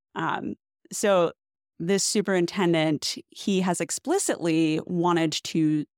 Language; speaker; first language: English; native; English